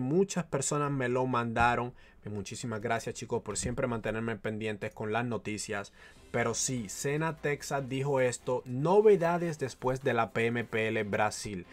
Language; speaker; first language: Spanish; native; Spanish